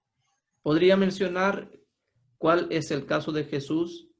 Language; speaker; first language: Spanish; non-native, fluent; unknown